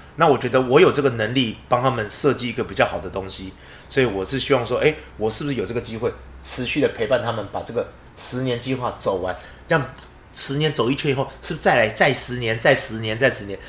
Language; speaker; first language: Chinese; native; Chinese